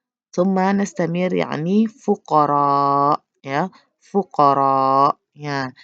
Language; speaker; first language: Arabic; non-native, learner; Indonesian